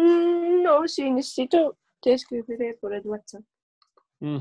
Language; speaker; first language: Spanish; non-native, learner; English